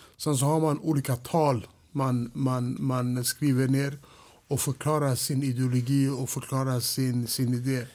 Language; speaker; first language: Swedish; early bilingual, other home language; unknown